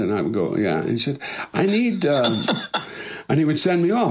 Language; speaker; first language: English; native; English